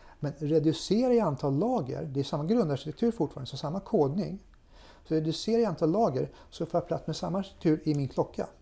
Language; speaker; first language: Swedish; native; Swedish